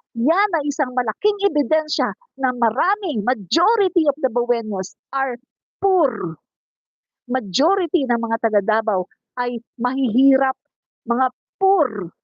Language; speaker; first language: Filipino; non-native, local second language; Cebuano